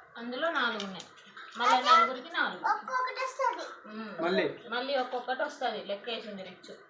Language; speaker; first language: Telugu; native; Telugu